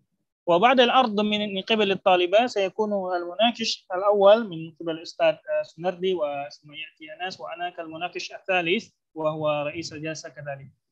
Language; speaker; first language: Arabic; non-native, fluent; Indonesian